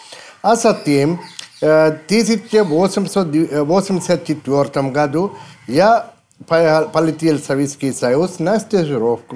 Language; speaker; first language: Russian; non-native, fluent; Sinhala